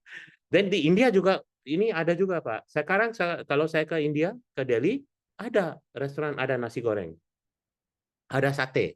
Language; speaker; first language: Indonesian; non-native, fluent; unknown